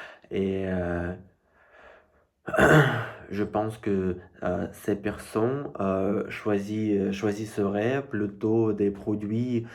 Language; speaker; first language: French; non-native, fluent; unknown